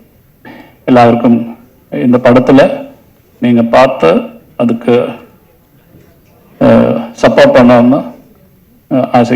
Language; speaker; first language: Tamil; non-native, learner; Malayalam